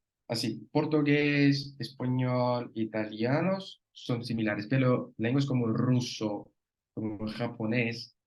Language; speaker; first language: Spanish; non-native, fluent; Portuguese